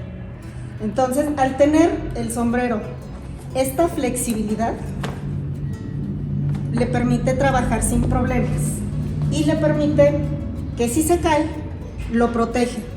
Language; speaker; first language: Spanish; native; Spanish